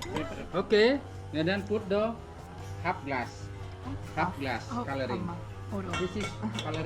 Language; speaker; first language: English; non-native, learner; Indonesian